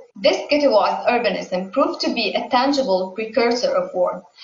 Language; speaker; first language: English; non-native, fluent; Arabic